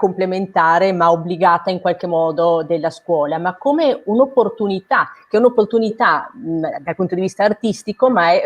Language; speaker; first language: Italian; native; Italian